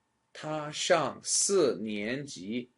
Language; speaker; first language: Chinese; non-native, fluent; English